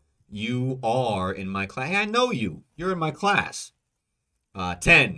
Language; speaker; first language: English; native; English